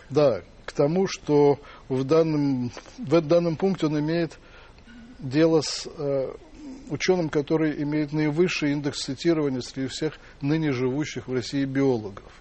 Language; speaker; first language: Russian; native; Russian